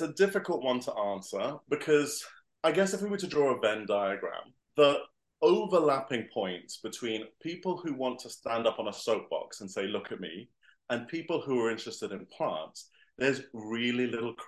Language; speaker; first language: English; native; English